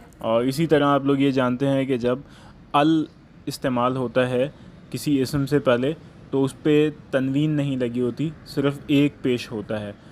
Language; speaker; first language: Urdu; native; Urdu